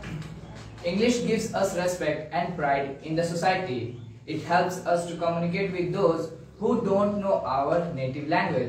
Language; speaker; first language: English; non-native, learner; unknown